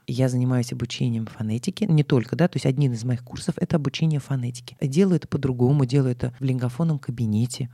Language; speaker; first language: Russian; native; Russian